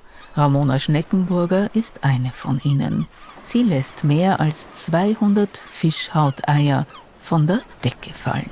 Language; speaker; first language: German; native; German